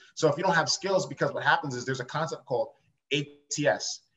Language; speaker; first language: English; native; English